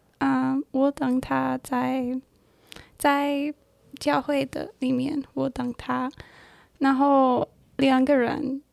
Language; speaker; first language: Chinese; non-native, learner; English